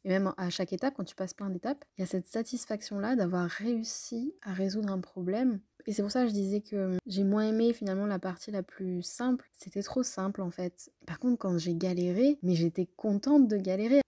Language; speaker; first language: French; native; French